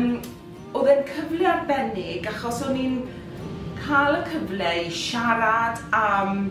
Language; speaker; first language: Welsh; native; Welsh